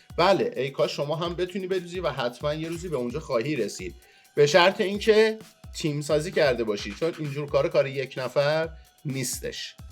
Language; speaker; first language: Persian; non-native, local second language; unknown